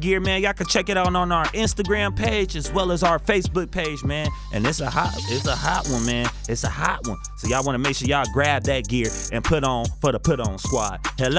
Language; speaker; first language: English; native; English